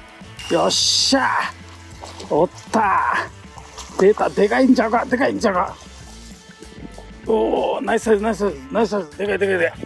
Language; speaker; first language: Japanese; native; Japanese